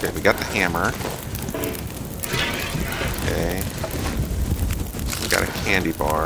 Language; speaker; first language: English; native; English